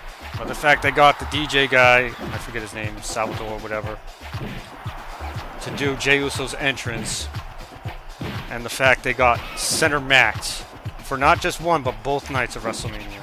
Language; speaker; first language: English; native; English